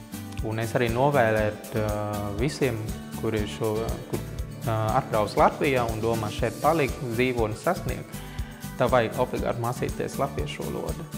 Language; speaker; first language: Latvian; non-native, fluent; Vietnamese